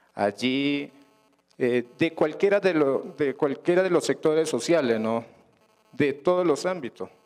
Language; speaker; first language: Spanish; non-native, local second language; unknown